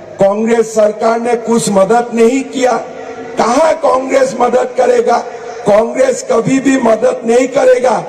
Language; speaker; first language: Hindi; non-native, local second language; Assamese